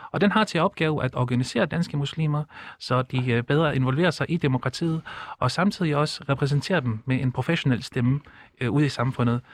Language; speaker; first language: Danish; early bilingual, other home language; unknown